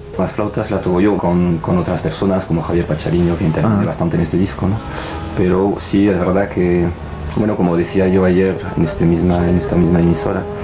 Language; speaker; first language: Spanish; non-native, fluent; French